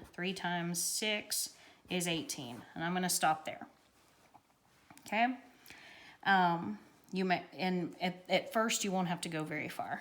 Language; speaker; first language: English; native; English